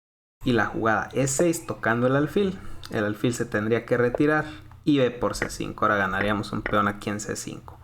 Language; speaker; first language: Spanish; native; Spanish